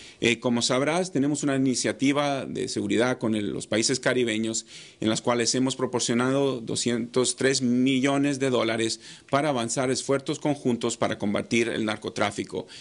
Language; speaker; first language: Spanish; non-native, fluent; English